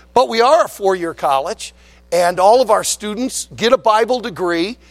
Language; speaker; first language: English; native; English